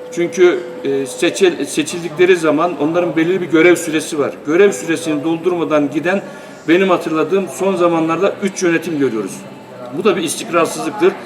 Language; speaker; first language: Turkish; native; Turkish